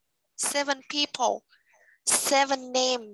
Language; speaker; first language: English; non-native, fluent; Vietnamese